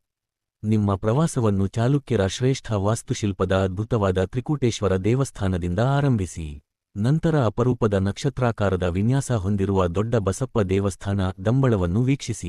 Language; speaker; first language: Kannada; native; Kannada